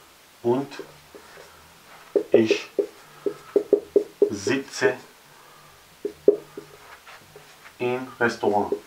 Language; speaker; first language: German; non-native, fluent; Arabic